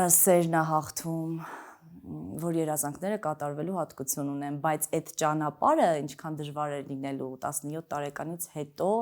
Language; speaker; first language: Armenian; early bilingual, other home language; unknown